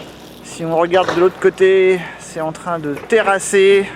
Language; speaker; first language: French; native; French